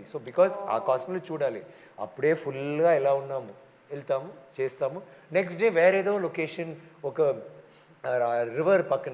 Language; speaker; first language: Telugu; non-native, local second language; Tamil